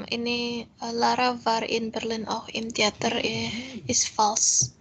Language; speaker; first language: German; non-native, learner; Indonesian